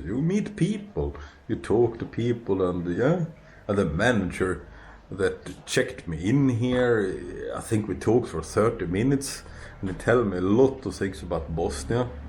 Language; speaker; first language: English; non-native, fluent; Swedish